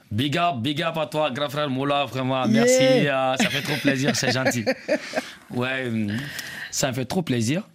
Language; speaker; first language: French; non-native, local second language; Bambara